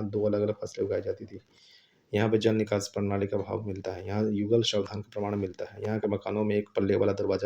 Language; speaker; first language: Hindi; native; Hindi